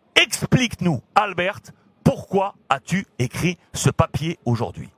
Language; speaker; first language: French; native; French